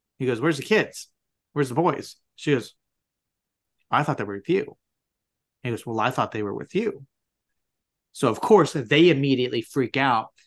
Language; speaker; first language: English; native; English